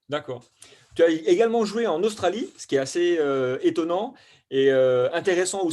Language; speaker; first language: French; native; French